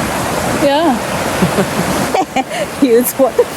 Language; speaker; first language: English; non-native, learner; Filipino